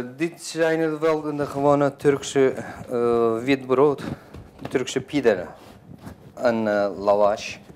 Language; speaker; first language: Dutch; non-native, fluent; Turkish